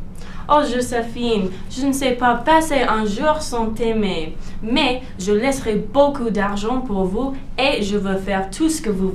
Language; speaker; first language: French; non-native, learner; English